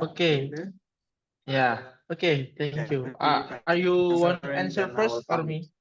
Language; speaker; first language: English; non-native, learner; Indonesian